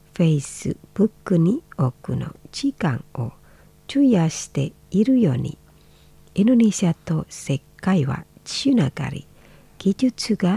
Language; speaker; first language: Japanese; non-native, learner; Indonesian